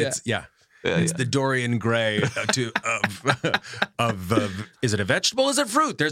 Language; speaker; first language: English; native; English